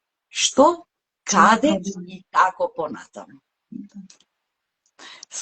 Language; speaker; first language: Macedonian; native; Macedonian